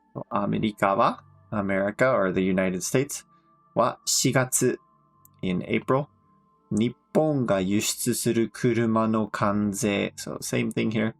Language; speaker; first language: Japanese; non-native, fluent; English